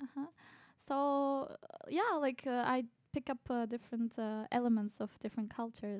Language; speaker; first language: English; non-native, fluent; Turkish